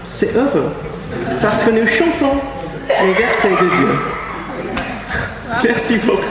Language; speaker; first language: French; non-native, learner; English